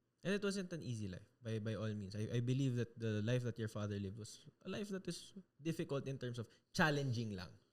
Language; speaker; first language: English; non-native, local second language; Filipino